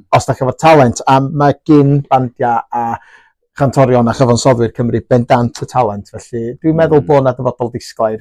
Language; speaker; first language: Welsh; non-native, local second language; English